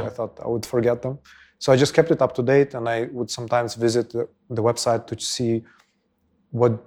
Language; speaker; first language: English; non-native, fluent; Russian